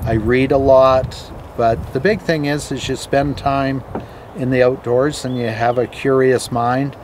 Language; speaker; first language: English; native; English